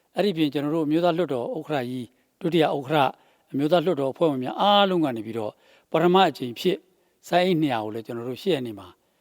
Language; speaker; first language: Burmese; native; Burmese